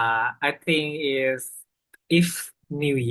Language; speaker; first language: English; non-native, learner; Vietnamese